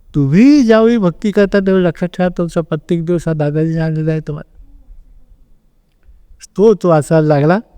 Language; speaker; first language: Marathi; native; Marathi